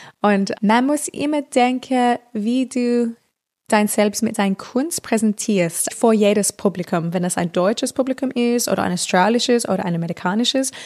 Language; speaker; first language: German; non-native, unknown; English